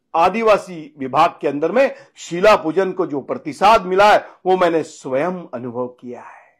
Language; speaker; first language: Hindi; non-native, local second language; Marathi